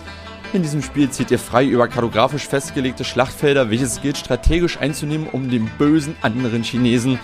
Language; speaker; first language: German; native; German